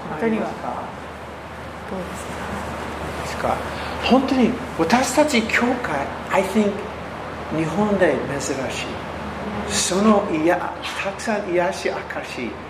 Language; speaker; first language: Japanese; non-native, learner; English